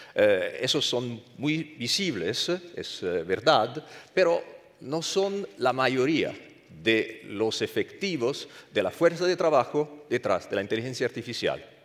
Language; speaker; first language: Spanish; non-native, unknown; Italian